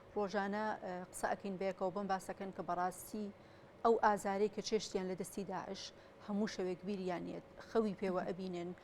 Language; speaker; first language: Central Kurdish; non-native, local second language; Kurdish